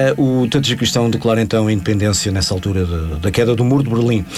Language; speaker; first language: Portuguese; native; Portuguese